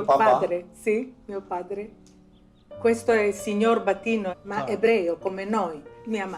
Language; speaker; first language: Italian; non-native, fluent; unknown